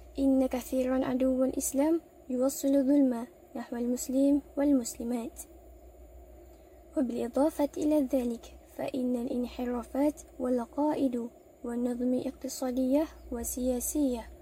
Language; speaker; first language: Arabic; non-native, learner; Malay